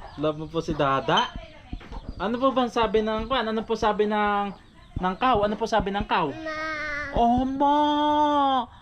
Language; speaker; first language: Filipino; native; Filipino